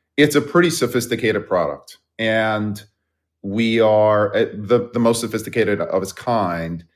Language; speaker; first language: English; early bilingual, other home language; Persian